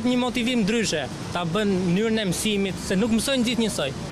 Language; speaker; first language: Albanian; native; Albanian